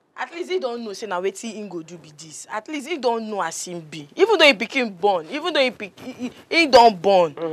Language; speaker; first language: Nigerian Pidgin; native; Nigerian Pidgin